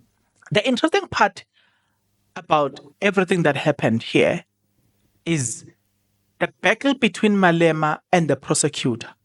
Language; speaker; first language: English; non-native, local second language; Zulu